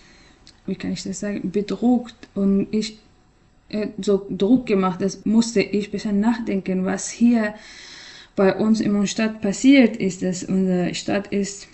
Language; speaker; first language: German; non-native, learner; Persian